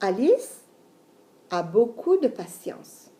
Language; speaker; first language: French; non-native, fluent; English